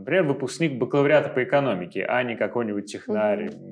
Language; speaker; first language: Russian; native; Russian